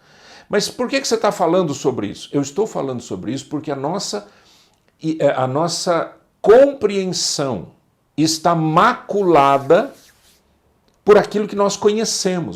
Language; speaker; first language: Portuguese; native; Portuguese